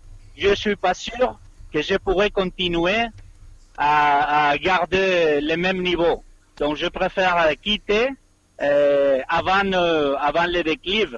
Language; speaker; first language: French; non-native, fluent; Spanish